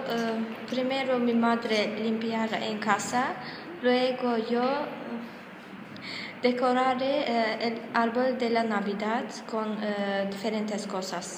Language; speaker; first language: Spanish; non-native, learner; Azerbaijani